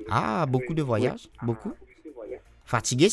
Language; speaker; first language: French; non-native, local second language; Morisyen